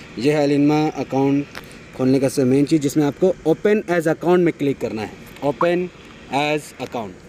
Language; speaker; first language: Hindi; native; Hindi